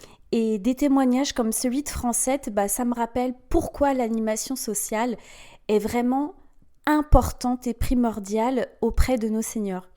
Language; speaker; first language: French; native; French